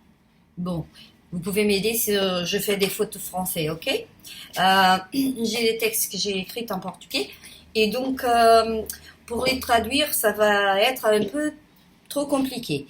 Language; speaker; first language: French; non-native, fluent; Portuguese